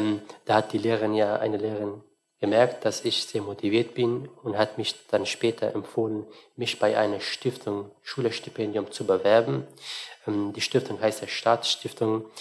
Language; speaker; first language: German; non-native, fluent; Arabic